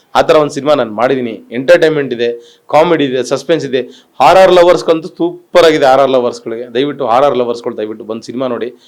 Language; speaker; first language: Kannada; native; Kannada